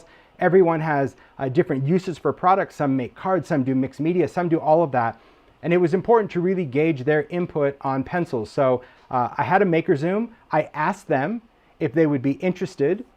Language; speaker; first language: English; native; English